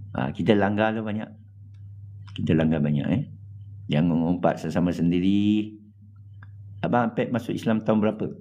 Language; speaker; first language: Malay; non-native, local second language; English